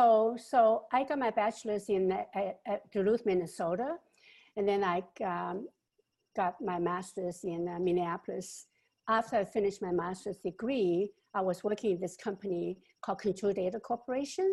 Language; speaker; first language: English; non-native, local second language; Wu Chinese